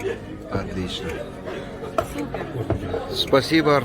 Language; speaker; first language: Russian; non-native, learner; Urdu